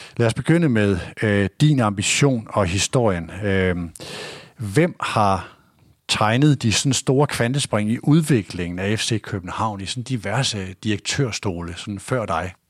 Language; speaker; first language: Danish; native; Danish